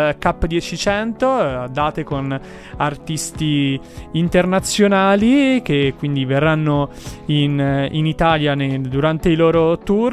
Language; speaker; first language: Italian; native; Italian